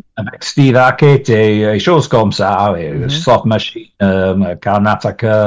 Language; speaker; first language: French; non-native, learner; English